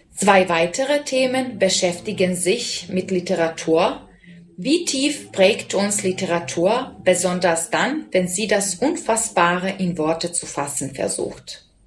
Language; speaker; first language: German; non-native, fluent; Serbian